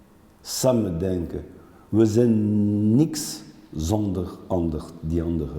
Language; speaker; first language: Dutch; non-native, local second language; French